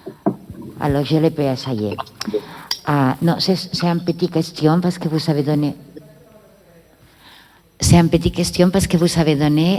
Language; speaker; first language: French; non-native, learner; Catalan